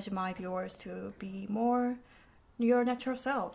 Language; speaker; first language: English; non-native, fluent; Korean